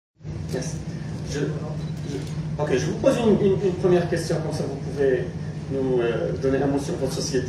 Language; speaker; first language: French; non-native, local second language; Arabic